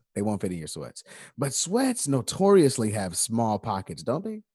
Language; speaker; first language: English; native; English